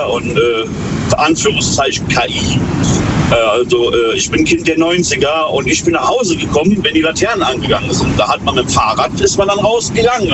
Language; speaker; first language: German; native; German